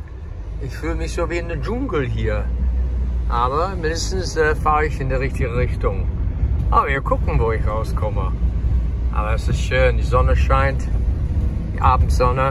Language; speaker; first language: German; non-native, fluent; English